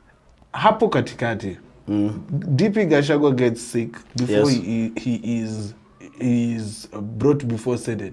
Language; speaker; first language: English; non-native, local second language; Swahili